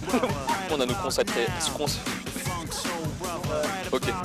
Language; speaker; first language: French; native; French